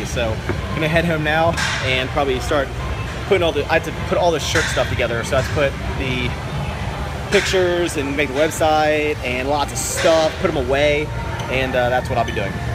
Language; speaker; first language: English; native; English